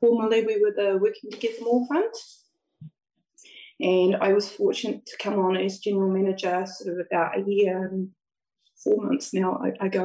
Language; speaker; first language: English; native; English